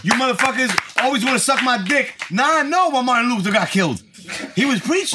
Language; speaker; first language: English; early bilingual, other home language; Spanish